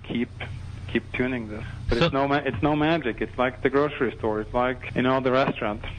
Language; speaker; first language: English; non-native, fluent; Norwegian